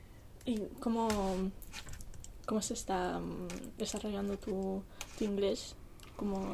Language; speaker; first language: Spanish; non-native, learner; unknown